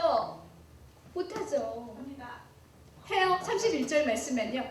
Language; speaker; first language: Korean; native; Korean